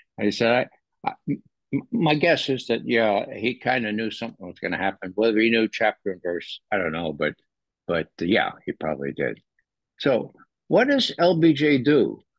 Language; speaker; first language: English; native; English